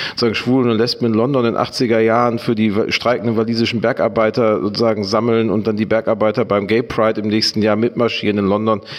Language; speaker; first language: German; native; German